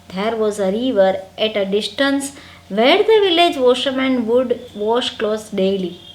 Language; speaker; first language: English; non-native, local second language; Gujarati